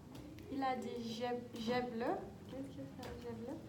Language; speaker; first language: French; non-native, learner; Portuguese